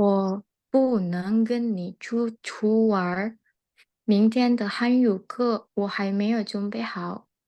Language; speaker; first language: Chinese; non-native, learner; Indonesian